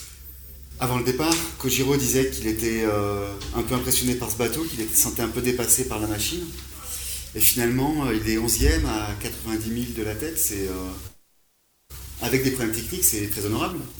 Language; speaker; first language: French; native; French